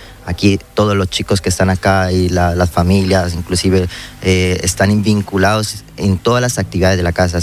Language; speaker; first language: Spanish; native; Spanish